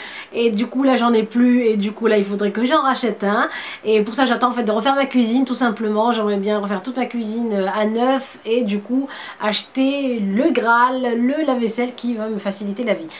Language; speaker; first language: French; native; French